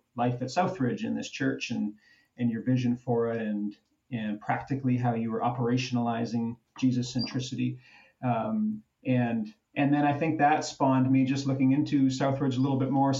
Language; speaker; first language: English; native; English